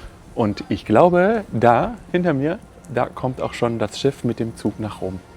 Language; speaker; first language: German; native; German